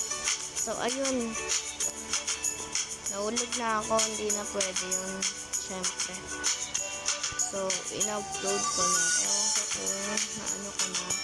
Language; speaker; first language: Filipino; native; Filipino